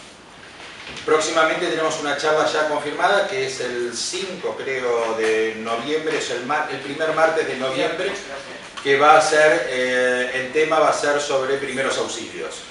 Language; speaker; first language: Spanish; native; Spanish